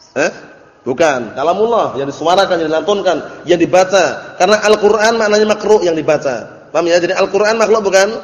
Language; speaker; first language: Indonesian; native; Indonesian